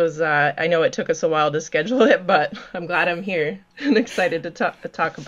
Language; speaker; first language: English; native; English